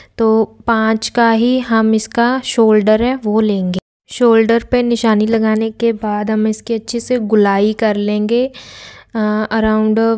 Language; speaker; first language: Hindi; non-native, local second language; Punjabi